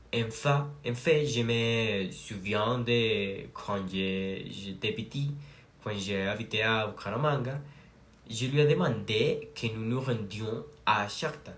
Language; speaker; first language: French; non-native, learner; Spanish